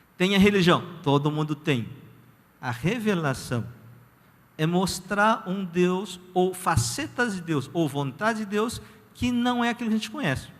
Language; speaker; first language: Portuguese; early bilingual, other home language; Korean